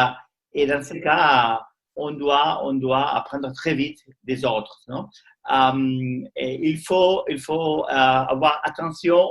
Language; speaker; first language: French; non-native, learner; Spanish